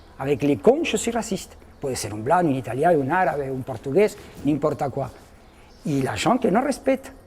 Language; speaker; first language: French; non-native, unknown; Spanish